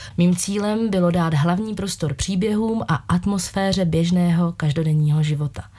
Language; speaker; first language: Czech; native; Czech